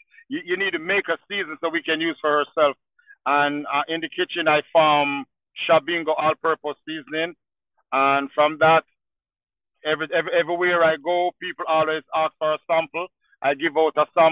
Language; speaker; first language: English; non-native, local second language; Jamaican Creole English